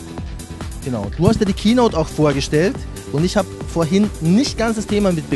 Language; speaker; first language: German; native; German